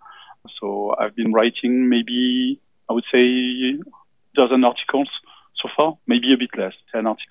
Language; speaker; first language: English; non-native, fluent; French